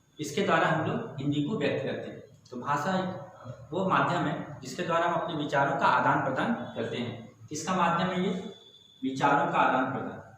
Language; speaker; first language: Hindi; native; Hindi